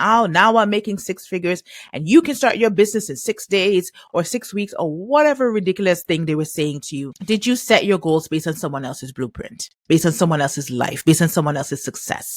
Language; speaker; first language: English; native; English